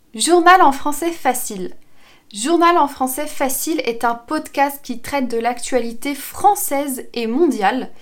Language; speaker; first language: French; native; French